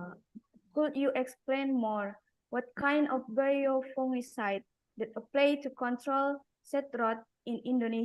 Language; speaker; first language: English; non-native, learner; Indonesian